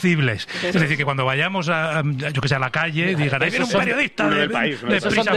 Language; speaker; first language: Spanish; native; Spanish